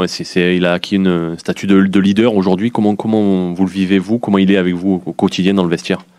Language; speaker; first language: French; native; French